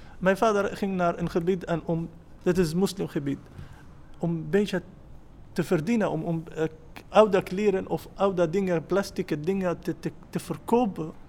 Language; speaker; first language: Dutch; non-native, learner; Arabic